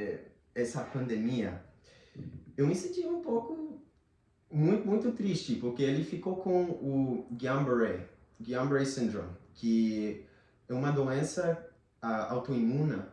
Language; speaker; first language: Portuguese; non-native, fluent; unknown